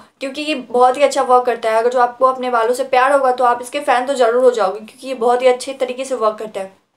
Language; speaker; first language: Hindi; native; Hindi